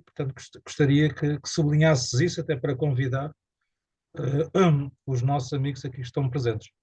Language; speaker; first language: Portuguese; native; Portuguese